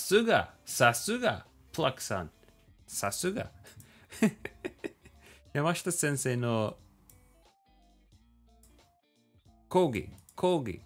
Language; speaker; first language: Japanese; non-native, learner; English